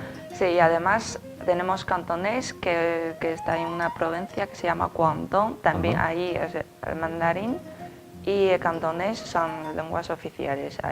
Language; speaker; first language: Spanish; non-native, fluent; Chinese